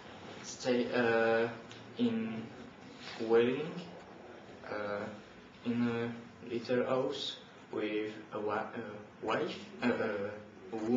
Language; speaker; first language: English; non-native, learner; French